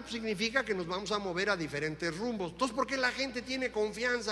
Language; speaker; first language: Spanish; native; Spanish